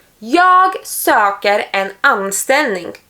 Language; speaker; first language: Swedish; non-native, fluent; Polish